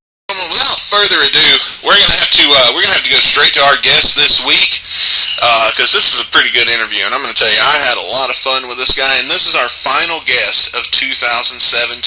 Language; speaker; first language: English; native; English